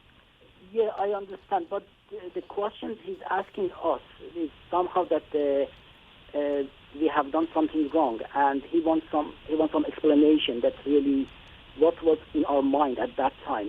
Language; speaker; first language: English; non-native, fluent; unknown